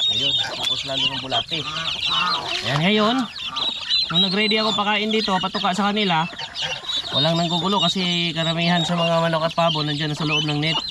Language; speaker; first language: Filipino; non-native, local second language; Cebuano